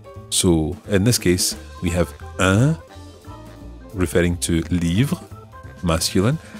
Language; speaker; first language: English; native; English